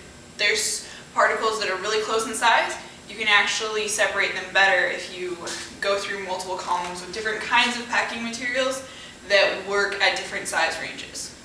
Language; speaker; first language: English; native; English